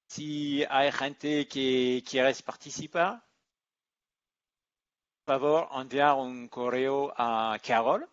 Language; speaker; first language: Spanish; non-native, learner; English